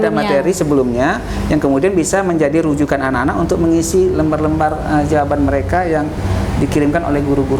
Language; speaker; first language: Indonesian; native; Indonesian